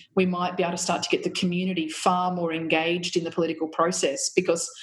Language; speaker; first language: English; native; English